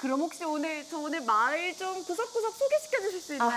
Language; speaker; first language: Korean; native; Korean